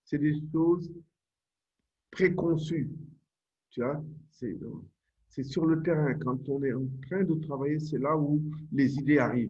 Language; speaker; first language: French; non-native, local second language; Wolof